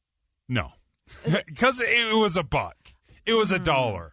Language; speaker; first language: English; native; English